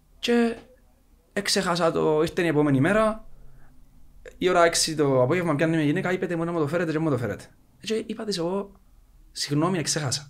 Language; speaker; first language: Greek; native; Greek